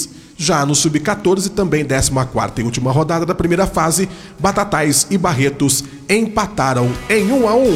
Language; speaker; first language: Portuguese; native; Portuguese